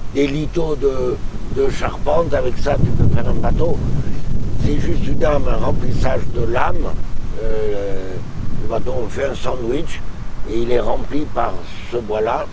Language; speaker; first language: French; native; French